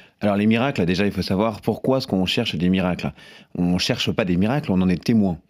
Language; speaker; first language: French; native; French